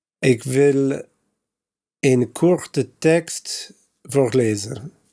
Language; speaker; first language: Dutch; non-native, learner; English